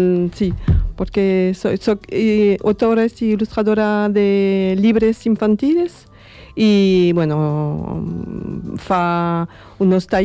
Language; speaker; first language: Spanish; non-native, learner; French